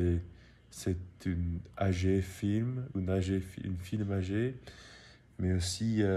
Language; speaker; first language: French; non-native, learner; English